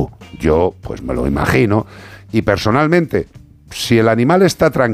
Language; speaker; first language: Spanish; native; Spanish